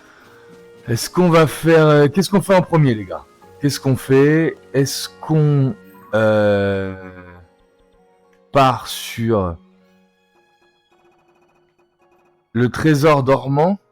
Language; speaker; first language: French; native; French